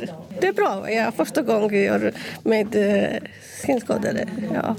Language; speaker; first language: Swedish; non-native, learner; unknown